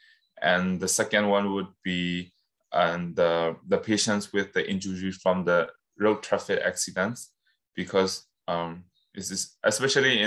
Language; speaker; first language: English; non-native, fluent; Burmese